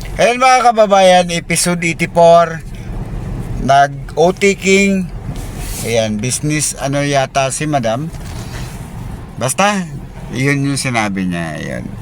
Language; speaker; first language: Filipino; native; Filipino